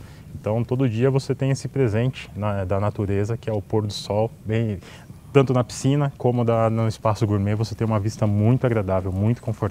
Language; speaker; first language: Portuguese; native; Portuguese